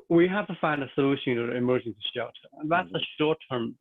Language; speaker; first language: English; non-native, fluent; Chinese